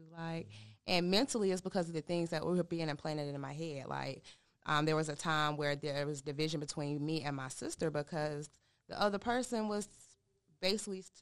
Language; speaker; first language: English; native; English